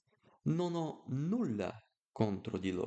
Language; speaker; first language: Italian; non-native, learner; Bulgarian